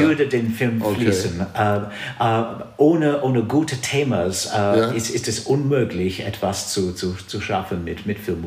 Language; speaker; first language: German; non-native, fluent; English